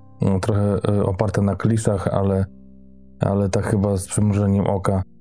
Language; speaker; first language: Polish; native; Polish